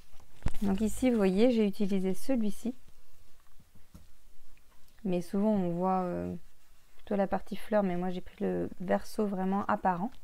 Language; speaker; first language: French; native; French